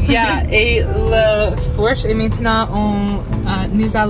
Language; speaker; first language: French; non-native, local second language; English